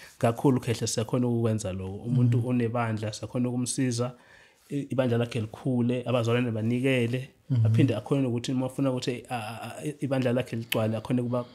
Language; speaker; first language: Zulu; non-native, local second language; Swati